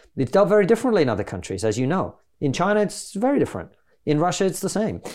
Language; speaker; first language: English; non-native, fluent; Russian